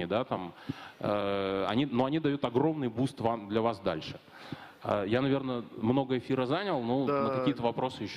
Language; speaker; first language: Russian; native; Russian